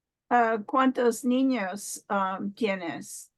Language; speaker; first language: Spanish; non-native, learner; English